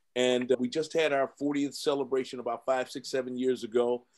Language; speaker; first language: English; native; English